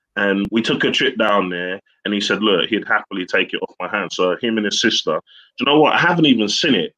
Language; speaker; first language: English; native; English